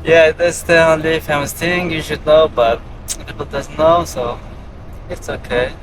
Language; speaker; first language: English; non-native, learner; Mongolian